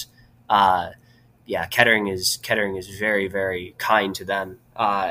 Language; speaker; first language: English; native; English